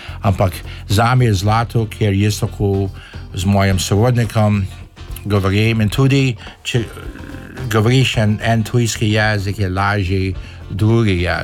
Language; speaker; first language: Slovenian; early bilingual, heritage; Slovenian